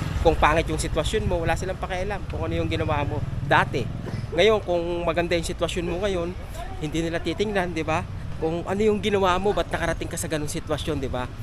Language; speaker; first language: Filipino; native; Filipino